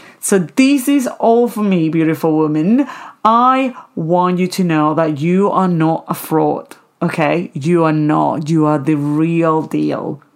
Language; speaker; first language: English; non-native, fluent; Spanish